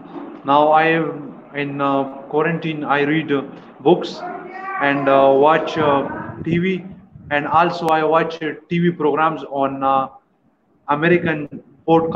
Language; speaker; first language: English; non-native, learner; Pashto